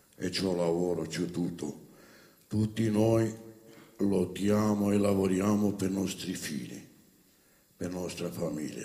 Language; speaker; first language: Italian; non-native, learner; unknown